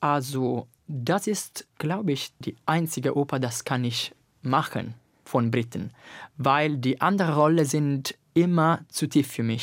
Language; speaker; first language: German; non-native, learner; Italian